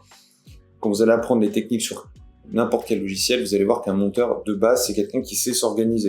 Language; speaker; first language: French; native; French